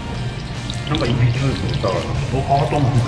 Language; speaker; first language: Japanese; native; Japanese